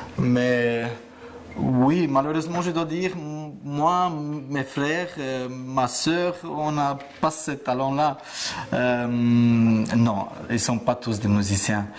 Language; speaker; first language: French; early bilingual, other home language; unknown